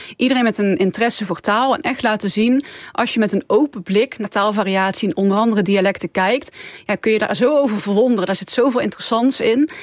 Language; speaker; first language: Dutch; native; Dutch